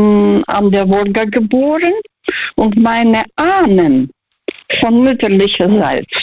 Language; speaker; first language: German; non-native, fluent; Russian